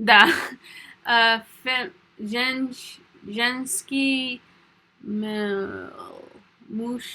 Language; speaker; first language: Russian; non-native, learner; English